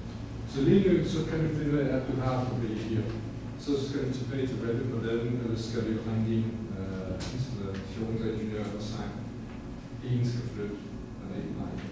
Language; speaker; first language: Danish; non-native, fluent; English